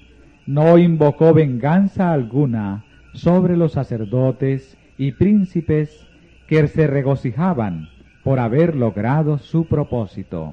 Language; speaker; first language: Spanish; native; Spanish